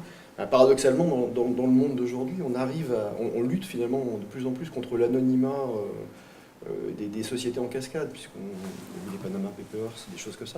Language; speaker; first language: French; native; French